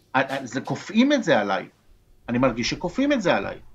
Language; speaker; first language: Hebrew; non-native, fluent; Spanish